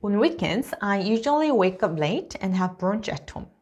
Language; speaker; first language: English; non-native, fluent; Korean